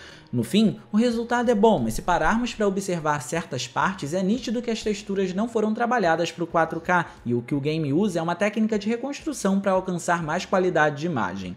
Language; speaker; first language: Portuguese; native; Portuguese